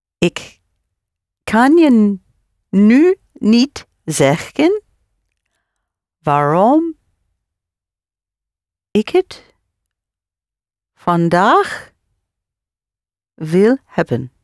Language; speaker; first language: Dutch; non-native, learner; English